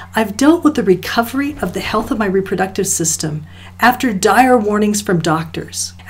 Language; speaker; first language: English; native; English